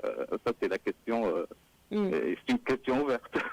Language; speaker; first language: French; non-native, local second language; Arabic